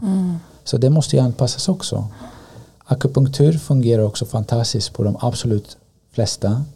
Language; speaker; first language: Swedish; early bilingual, other home language; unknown